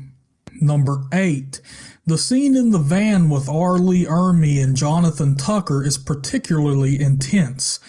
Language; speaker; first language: English; native; English